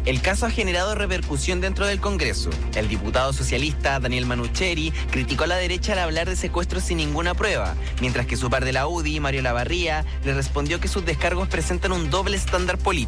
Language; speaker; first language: Spanish; native; Spanish